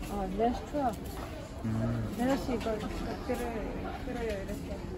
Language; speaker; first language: Korean; non-native, learner; Russian